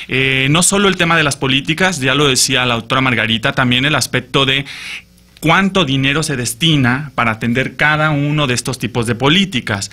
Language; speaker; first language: Spanish; native; Spanish